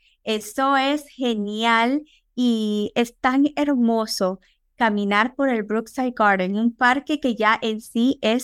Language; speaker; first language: Spanish; native; Spanish